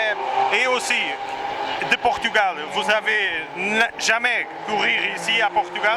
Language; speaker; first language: French; non-native, learner; Portuguese